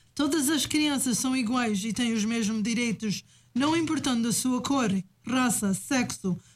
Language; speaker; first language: Portuguese; native; Portuguese